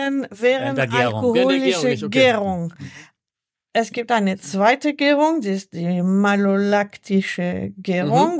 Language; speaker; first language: German; non-native, learner; French